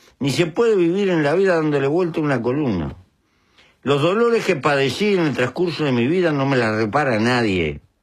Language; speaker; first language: Spanish; native; Spanish